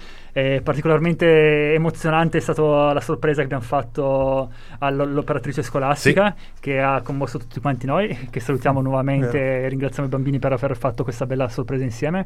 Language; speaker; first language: Italian; native; Italian